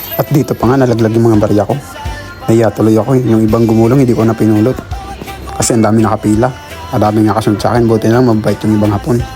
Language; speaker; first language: Filipino; non-native, local second language; Bikol